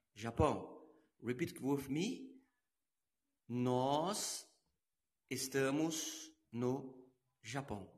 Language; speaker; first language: English; non-native, learner; Portuguese